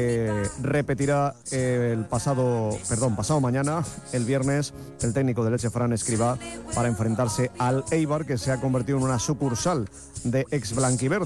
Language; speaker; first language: Spanish; native; Spanish